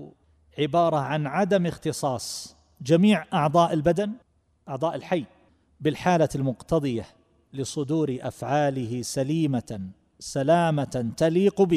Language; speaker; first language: Arabic; native; Arabic